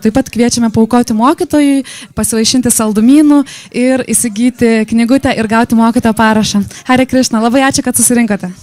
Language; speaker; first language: Lithuanian; native; Lithuanian